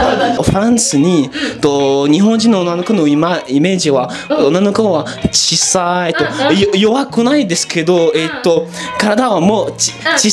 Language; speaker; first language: Japanese; non-native, learner; French